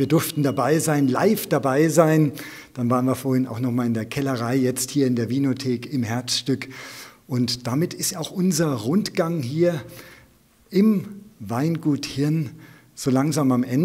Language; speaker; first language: German; native; German